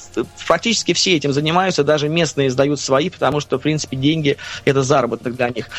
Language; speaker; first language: Russian; native; Russian